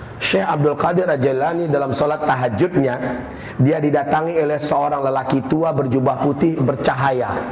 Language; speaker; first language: Indonesian; non-native, local second language; Minangkabau